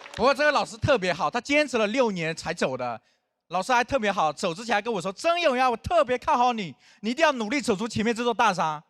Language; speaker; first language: Chinese; non-native, local second language; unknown